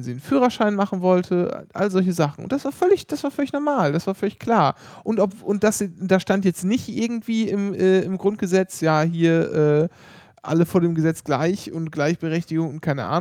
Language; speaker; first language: German; native; German